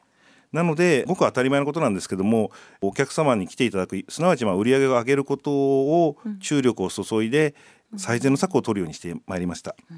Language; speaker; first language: Japanese; native; Japanese